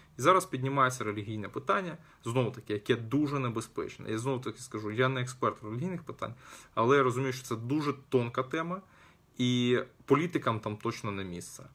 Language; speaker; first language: Ukrainian; non-native, local second language; Russian